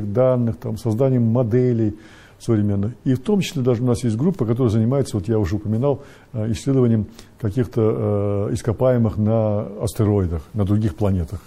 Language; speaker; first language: Russian; native; Russian